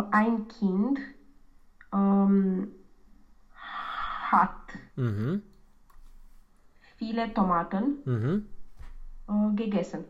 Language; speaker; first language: German; non-native, learner; Romanian